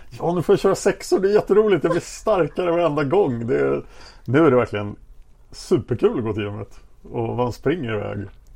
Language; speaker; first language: Swedish; native; Swedish